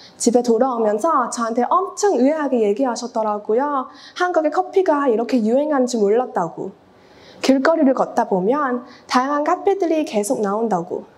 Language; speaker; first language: Korean; non-native, fluent; Cantonese